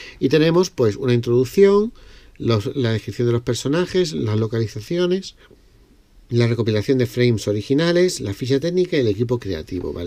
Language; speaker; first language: Spanish; native; Spanish